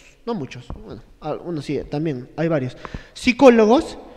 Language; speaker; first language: Spanish; native; Spanish